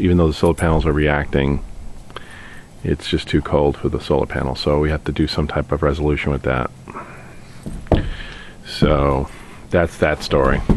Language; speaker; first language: English; native; English